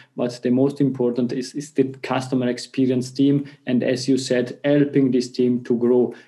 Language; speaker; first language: English; non-native, fluent; Italian